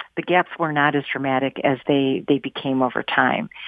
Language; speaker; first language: English; native; English